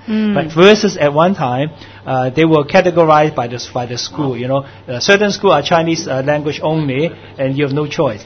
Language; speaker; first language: English; non-native, local second language; Cantonese